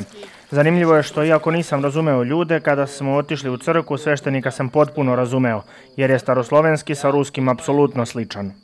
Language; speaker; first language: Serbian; non-native, learner; Russian